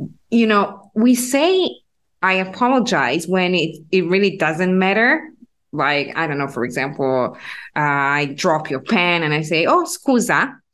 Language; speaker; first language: English; non-native, fluent; Italian